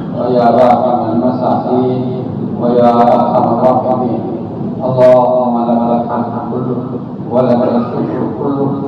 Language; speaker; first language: Arabic; non-native, fluent; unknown